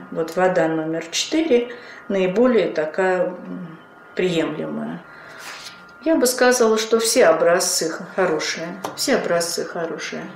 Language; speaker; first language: Russian; native; Russian